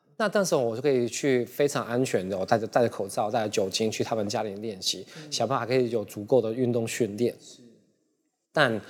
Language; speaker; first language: Chinese; non-native, local second language; Cantonese